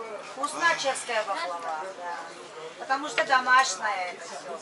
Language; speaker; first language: Russian; non-native, fluent; Georgian